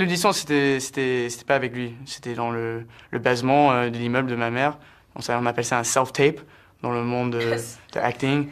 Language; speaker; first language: French; early bilingual, heritage; French